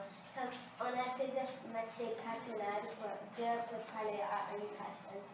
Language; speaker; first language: French; early bilingual, other home language; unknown